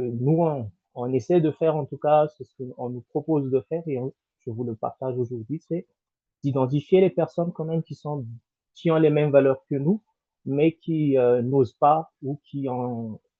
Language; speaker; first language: French; non-native, local second language; Malagasy